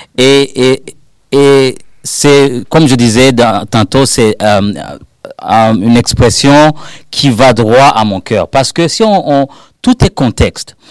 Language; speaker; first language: French; non-native, local second language; Rundi